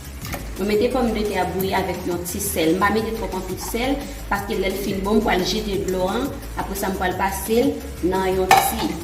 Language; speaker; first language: French; non-native, learner; Haitian Creole